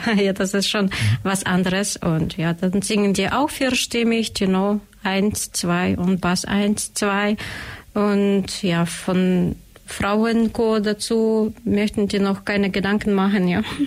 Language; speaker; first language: German; non-native, learner; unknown